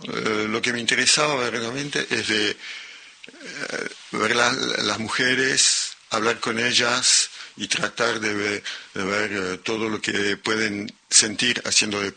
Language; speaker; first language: Spanish; non-native, local second language; French